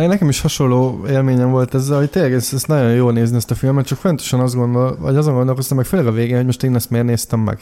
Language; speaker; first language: Hungarian; native; Hungarian